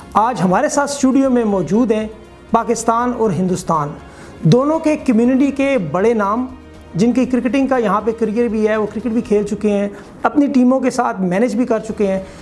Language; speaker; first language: Urdu; native; Urdu